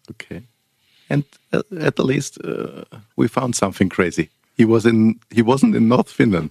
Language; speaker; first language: English; non-native, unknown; German